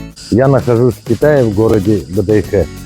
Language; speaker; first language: Russian; native; Russian